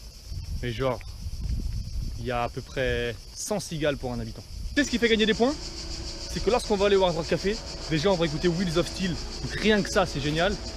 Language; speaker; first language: French; native; French